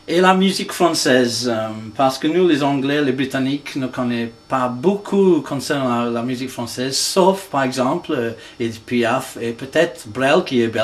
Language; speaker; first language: French; non-native, fluent; English